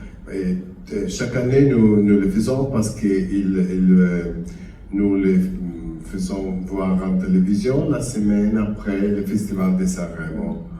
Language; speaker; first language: French; non-native, learner; Italian